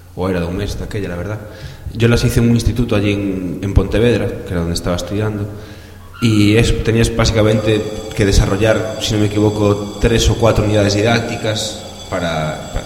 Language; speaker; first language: Spanish; non-native, local second language; Galician